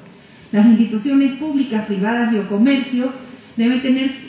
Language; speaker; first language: Spanish; native; Spanish